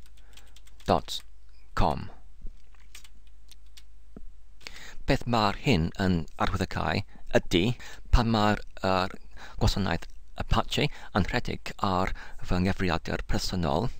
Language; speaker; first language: Welsh; non-native, learner; English